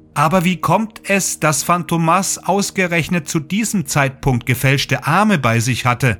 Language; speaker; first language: German; native; German